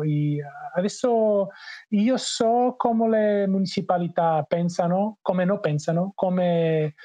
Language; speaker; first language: Italian; non-native, learner; Portuguese